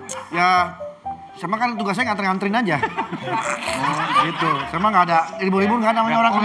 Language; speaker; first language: Indonesian; native; Indonesian